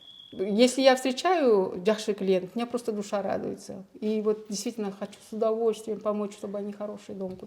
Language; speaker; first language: Russian; non-native, local second language; Kyrgyz